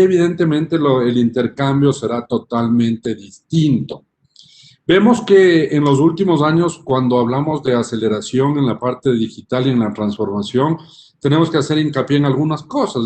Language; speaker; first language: Spanish; native; Spanish